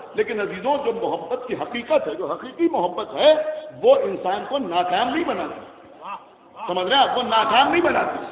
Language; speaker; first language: Urdu; native; Urdu